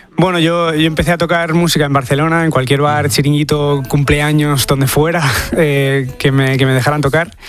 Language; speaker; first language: Spanish; early bilingual, other home language; English